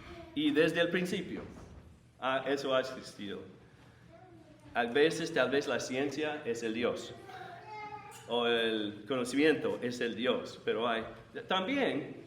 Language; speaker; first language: Spanish; non-native, fluent; English